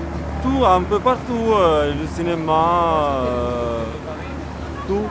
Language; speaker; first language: French; non-native, fluent; Albanian